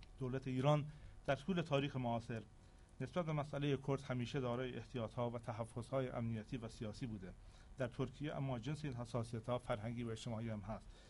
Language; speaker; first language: Persian; non-native, local second language; Central Kurdish